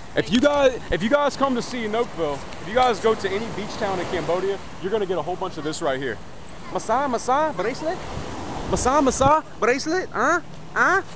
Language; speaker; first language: English; native; English